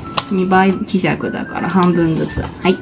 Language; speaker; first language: Japanese; native; Japanese